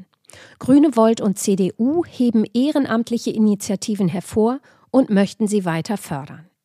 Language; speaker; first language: German; native; German